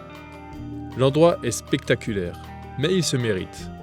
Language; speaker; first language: French; native; French